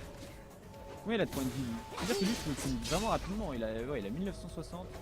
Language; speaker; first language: French; native; French